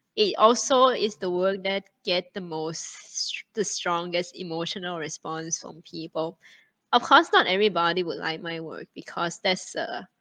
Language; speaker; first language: English; non-native, fluent; Thai